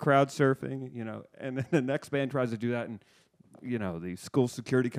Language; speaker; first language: English; native; English